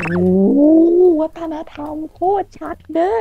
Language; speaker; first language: Japanese; non-native, learner; Thai